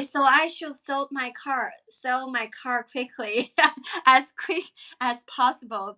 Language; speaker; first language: English; non-native, fluent; Chinese